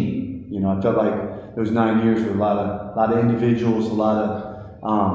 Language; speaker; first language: English; native; English